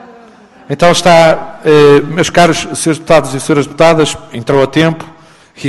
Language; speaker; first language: Portuguese; native; Portuguese